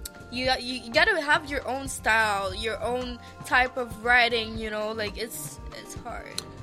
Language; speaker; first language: English; non-native, local second language; French